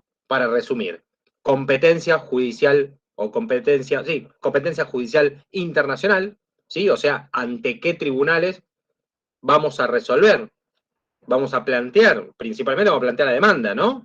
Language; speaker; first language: Spanish; native; Spanish